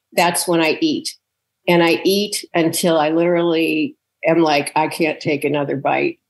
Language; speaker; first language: English; native; English